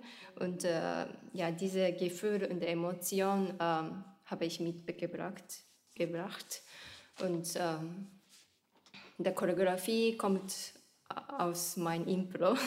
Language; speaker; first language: German; non-native, learner; Japanese